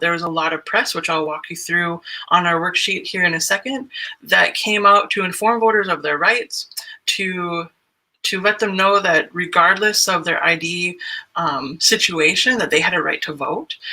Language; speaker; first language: English; native; English